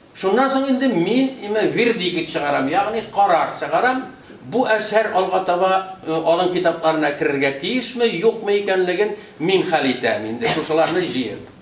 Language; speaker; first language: Tatar; native; Tatar